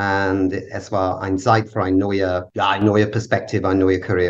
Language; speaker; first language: German; non-native, learner; English